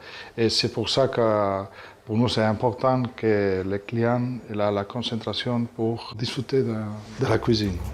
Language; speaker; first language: French; non-native, fluent; Catalan